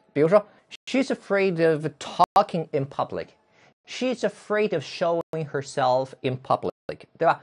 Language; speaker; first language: English; non-native, fluent; Chinese